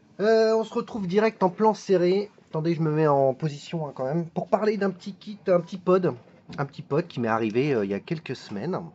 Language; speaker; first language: French; native; French